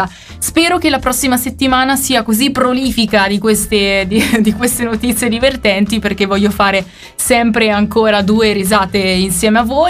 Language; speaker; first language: Italian; native; Italian